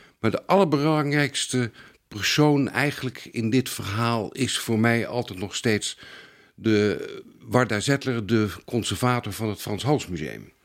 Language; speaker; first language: Dutch; native; Dutch